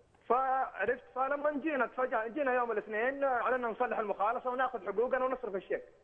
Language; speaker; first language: Arabic; native; Arabic